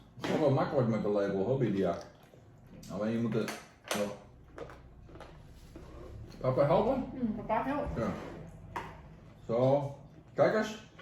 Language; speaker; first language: Dutch; non-native, learner; Thai